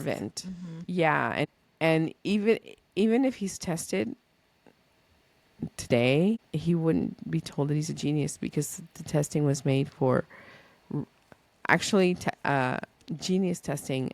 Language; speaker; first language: English; early bilingual, other home language; Spanish